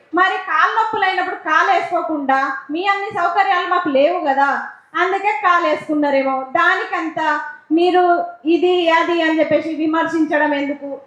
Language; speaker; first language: Telugu; native; Telugu